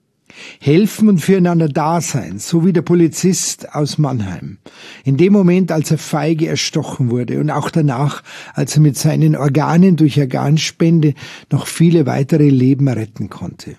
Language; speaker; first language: German; native; German